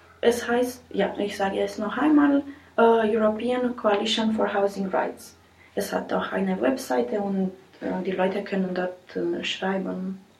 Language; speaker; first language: German; non-native, learner; Romanian